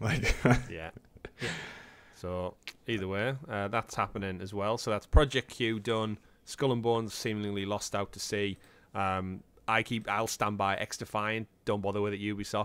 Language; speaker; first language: English; native; English